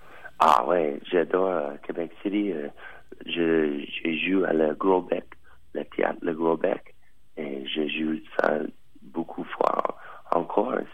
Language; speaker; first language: French; non-native, learner; English